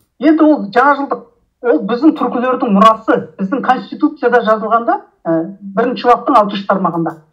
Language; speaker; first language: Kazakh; native; Kazakh